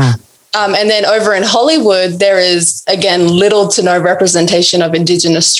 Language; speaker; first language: English; native; English